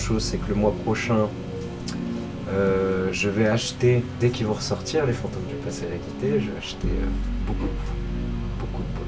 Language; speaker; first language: French; native; French